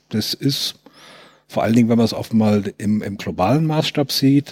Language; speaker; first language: German; native; German